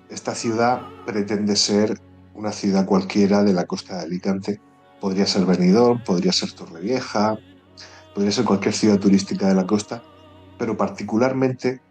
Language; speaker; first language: Spanish; native; Spanish